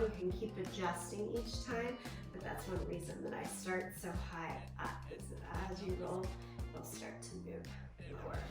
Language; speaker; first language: English; native; English